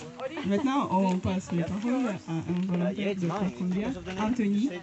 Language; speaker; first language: French; non-native, learner; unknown